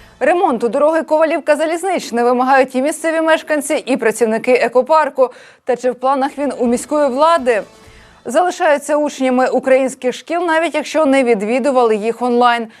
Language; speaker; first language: Ukrainian; native; Ukrainian